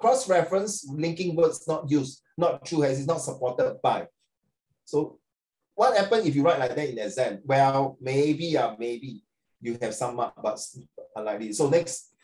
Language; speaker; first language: English; non-native, local second language; Chinese